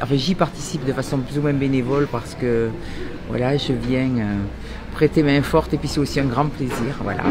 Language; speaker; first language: French; native; French